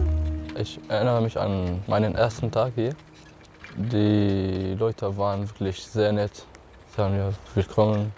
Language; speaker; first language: German; non-native, learner; Arabic